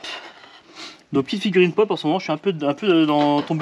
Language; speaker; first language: French; native; French